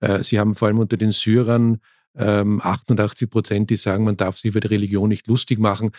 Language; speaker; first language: German; native; German